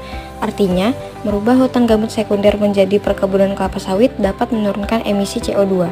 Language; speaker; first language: Indonesian; native; Indonesian